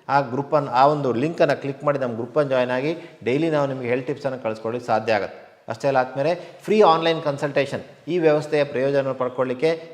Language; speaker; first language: Kannada; native; Kannada